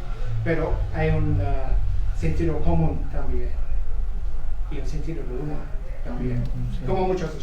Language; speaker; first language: Spanish; non-native, learner; English